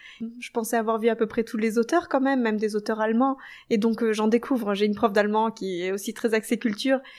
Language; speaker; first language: French; native; French